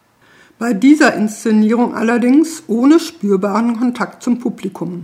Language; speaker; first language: German; native; German